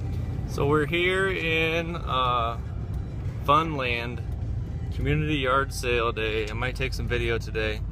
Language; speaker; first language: English; native; English